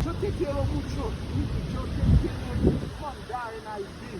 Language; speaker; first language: Portuguese; non-native, learner; Haitian Creole